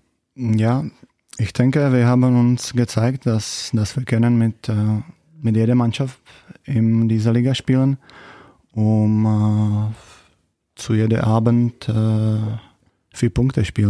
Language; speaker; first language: German; non-native, fluent; Czech